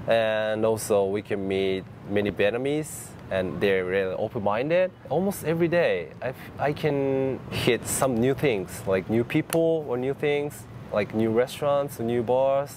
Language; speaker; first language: English; non-native, fluent; Japanese